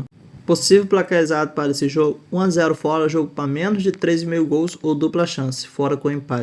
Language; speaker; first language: Portuguese; native; Portuguese